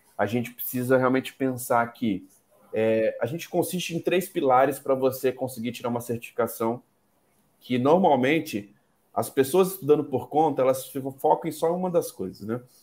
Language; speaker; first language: Portuguese; native; Portuguese